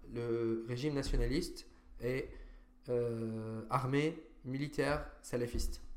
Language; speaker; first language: French; non-native, fluent; Arabic